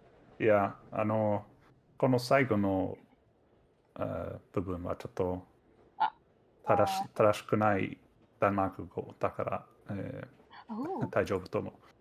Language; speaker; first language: Japanese; non-native, fluent; Danish